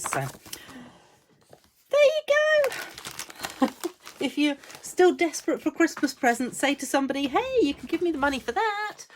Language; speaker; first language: English; native; English